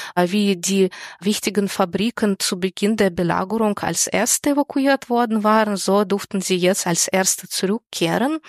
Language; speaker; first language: German; non-native, fluent; Russian